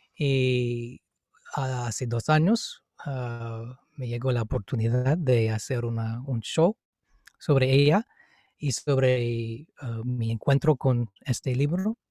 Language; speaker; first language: Spanish; non-native, fluent; English